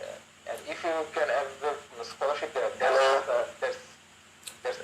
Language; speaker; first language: English; non-native, learner; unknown